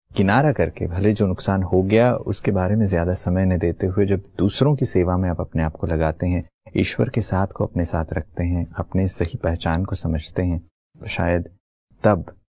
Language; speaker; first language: Hindi; native; Hindi